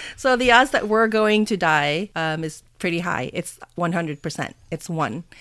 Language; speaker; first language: English; non-native, local second language; Filipino